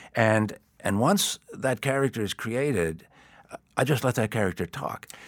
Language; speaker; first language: English; native; English